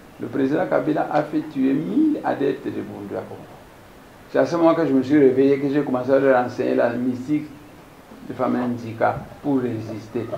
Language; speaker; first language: French; non-native, local second language; Kongo